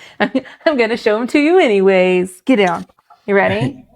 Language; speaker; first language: English; native; English